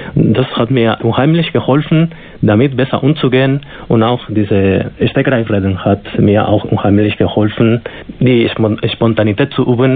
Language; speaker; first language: German; non-native, fluent; Spanish